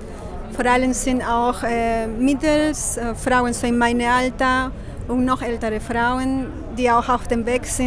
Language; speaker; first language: German; non-native, fluent; Spanish